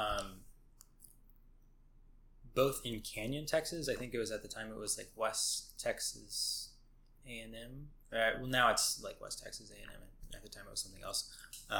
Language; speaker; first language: English; native; English